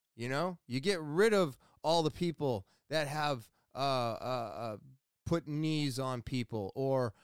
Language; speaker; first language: English; native; English